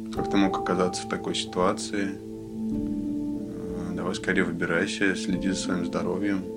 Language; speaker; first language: Russian; native; Russian